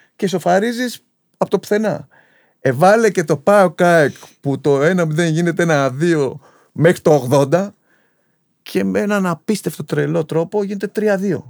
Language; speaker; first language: Greek; native; Greek